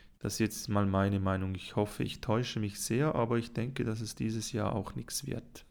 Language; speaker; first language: German; native; German